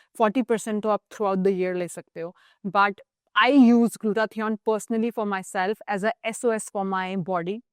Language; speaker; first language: Hindi; native; Hindi